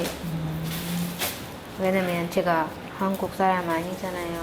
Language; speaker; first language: Korean; non-native, learner; Khmer